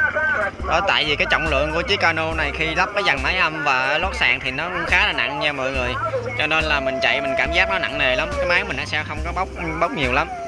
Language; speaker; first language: Vietnamese; native; Vietnamese